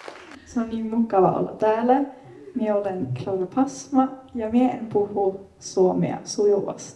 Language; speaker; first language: Finnish; non-native, learner; Swedish